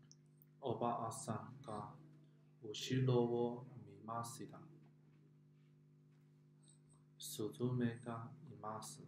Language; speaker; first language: Japanese; non-native, learner; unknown